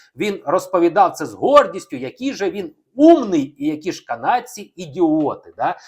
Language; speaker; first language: Ukrainian; non-native, local second language; Russian